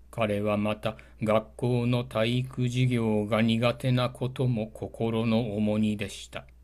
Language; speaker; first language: Japanese; native; Japanese